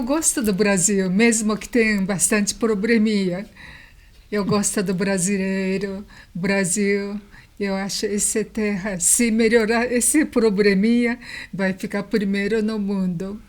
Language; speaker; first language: Portuguese; non-native, learner; Japanese